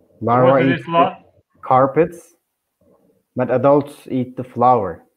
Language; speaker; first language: English; non-native, learner; Turkish